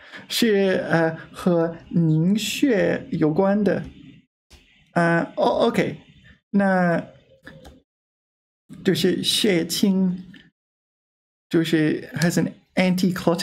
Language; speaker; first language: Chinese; non-native, learner; English